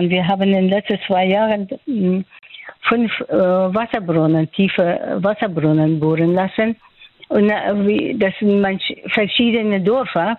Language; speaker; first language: German; non-native, fluent; Persian